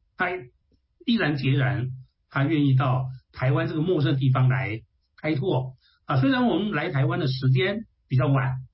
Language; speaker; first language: Chinese; non-native, local second language; Hakka Chinese